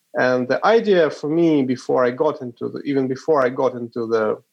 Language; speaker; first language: English; non-native, fluent; Ukrainian